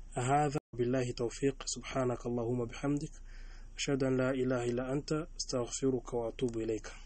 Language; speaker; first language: Swahili; native; Swahili